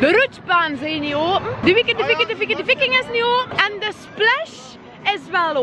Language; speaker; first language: Dutch; native; Dutch